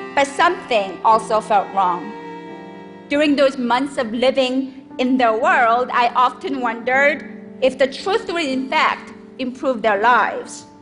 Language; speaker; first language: English; non-native, fluent; Korean